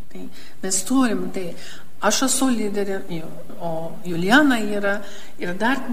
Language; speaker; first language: Lithuanian; early bilingual, heritage; Lithuanian